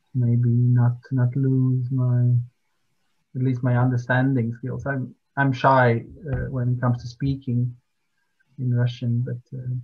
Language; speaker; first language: English; non-native, fluent; Latvian